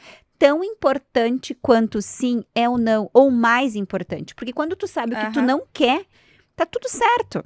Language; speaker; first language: Portuguese; native; Portuguese